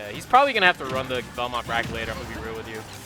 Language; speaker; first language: English; native; English